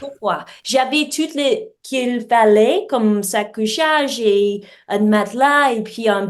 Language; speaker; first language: French; non-native, learner; English